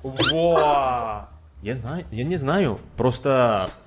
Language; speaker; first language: Russian; non-native, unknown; Indonesian